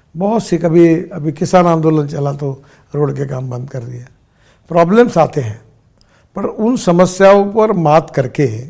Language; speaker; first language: Hindi; non-native, local second language; Marathi